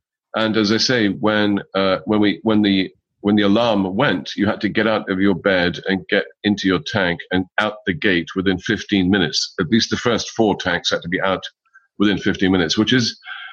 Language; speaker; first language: English; native; English